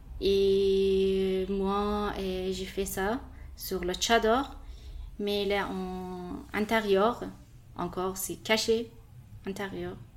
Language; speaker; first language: French; non-native, learner; Persian